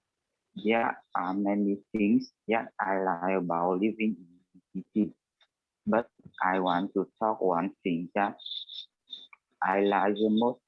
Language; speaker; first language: English; non-native, learner; Vietnamese